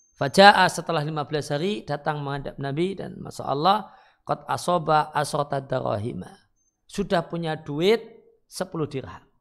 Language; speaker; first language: Indonesian; native; Indonesian